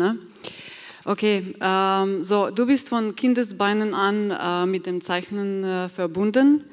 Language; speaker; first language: German; non-native, fluent; Slovenian